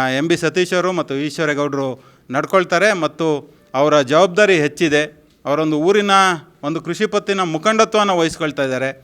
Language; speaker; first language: Kannada; native; Kannada